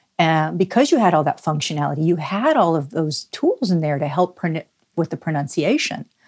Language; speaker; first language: English; native; English